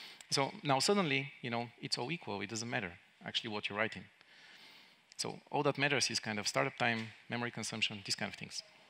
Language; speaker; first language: English; non-native, fluent; Bulgarian